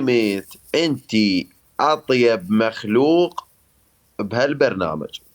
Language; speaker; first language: Arabic; native; Arabic